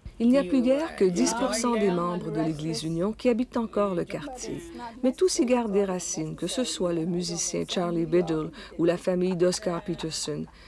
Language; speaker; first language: French; native; French